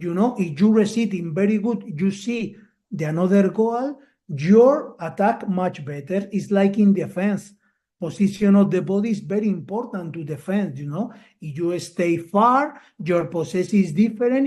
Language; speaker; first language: English; non-native, learner; Spanish